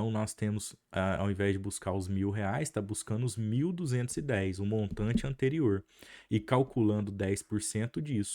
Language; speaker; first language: Portuguese; native; Portuguese